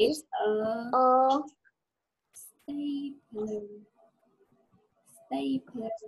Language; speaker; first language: English; non-native, fluent; Vietnamese